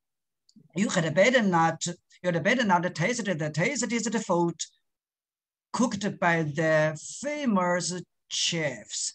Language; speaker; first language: English; non-native, learner; Chinese